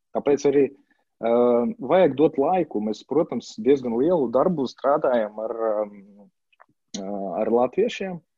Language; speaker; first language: Latvian; non-native, local second language; Russian